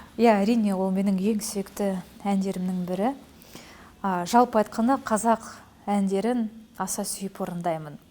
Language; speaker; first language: Kazakh; non-native, local second language; Russian